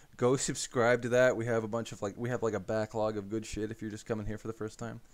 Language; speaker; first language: English; native; English